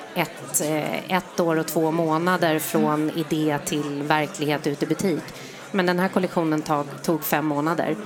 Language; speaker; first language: Swedish; native; Swedish